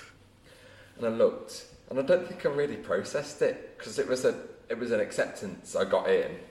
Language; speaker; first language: English; native; English